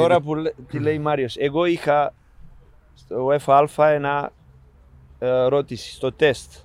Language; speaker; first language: Greek; non-native, learner; Serbian